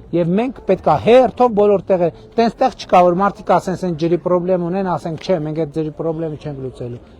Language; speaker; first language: Armenian; native; Armenian